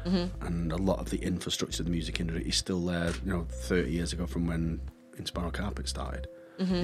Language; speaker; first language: English; native; English